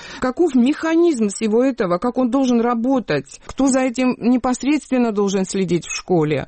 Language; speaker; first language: Russian; non-native, local second language; Georgian